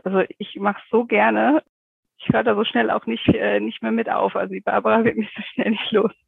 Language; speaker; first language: German; native; German